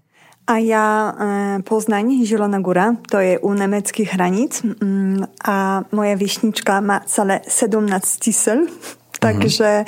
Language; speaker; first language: Czech; non-native, learner; Polish